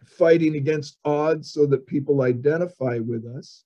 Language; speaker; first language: English; native; English